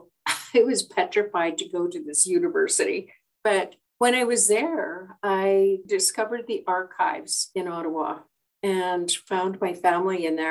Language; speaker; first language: English; native; English